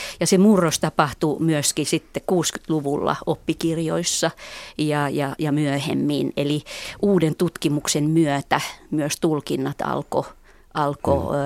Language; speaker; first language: Finnish; native; Finnish